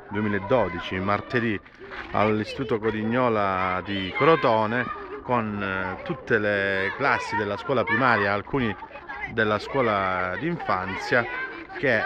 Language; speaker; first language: Italian; native; Italian